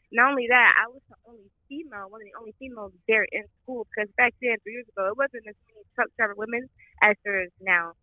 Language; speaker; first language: English; native; English